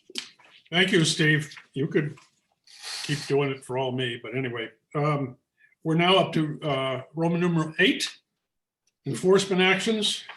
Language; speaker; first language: English; native; English